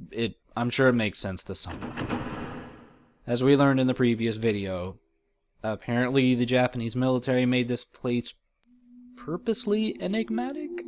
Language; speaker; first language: English; native; English